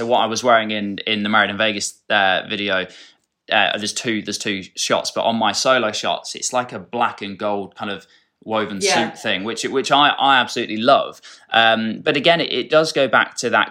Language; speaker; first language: English; native; English